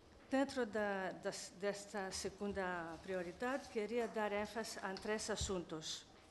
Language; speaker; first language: Portuguese; non-native, learner; Greek